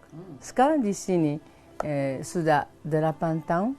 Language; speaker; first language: Indonesian; non-native, fluent; Japanese